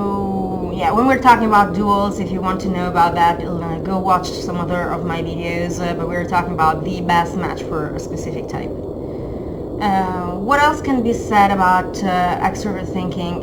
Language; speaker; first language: English; non-native, fluent; Italian